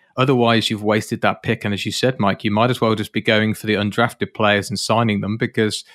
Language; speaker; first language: English; native; English